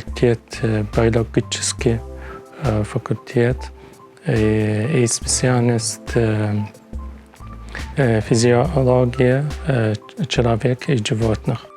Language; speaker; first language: Russian; non-native, learner; Arabic